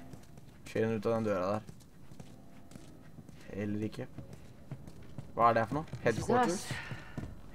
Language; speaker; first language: Norwegian; native; Norwegian